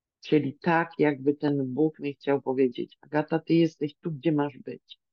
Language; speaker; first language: Polish; native; Polish